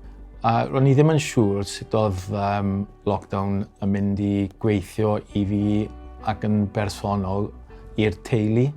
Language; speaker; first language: Welsh; non-native, local second language; English